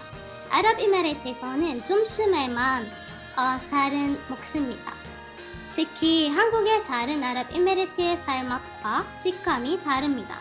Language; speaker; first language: Korean; non-native, fluent; Arabic